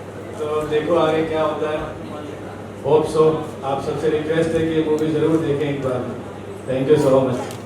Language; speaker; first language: Hindi; native; Hindi